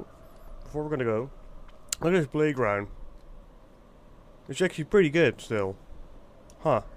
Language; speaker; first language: English; non-native, fluent; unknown